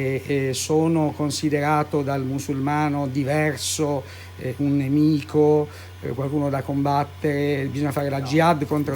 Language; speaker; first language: Italian; native; Italian